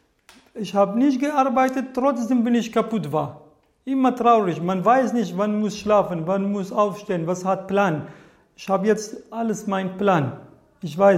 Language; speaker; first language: German; non-native, learner; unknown